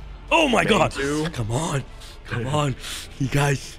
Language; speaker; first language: English; native; English